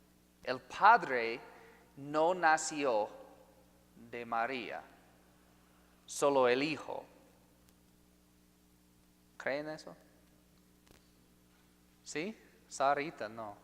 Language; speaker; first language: Spanish; non-native, fluent; English